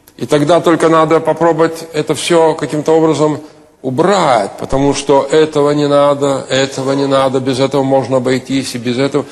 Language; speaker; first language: Russian; non-native, local second language; Lithuanian